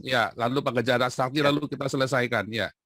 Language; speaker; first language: Indonesian; native; Indonesian